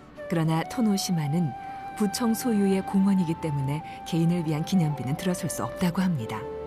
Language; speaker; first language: Korean; non-native, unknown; Japanese